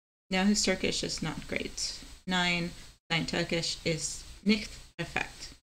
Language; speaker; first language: German; non-native, learner; Spanish